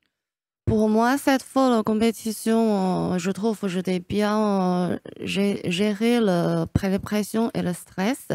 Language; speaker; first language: French; non-native, learner; Chinese